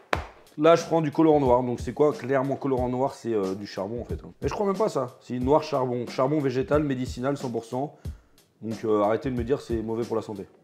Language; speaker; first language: French; native; French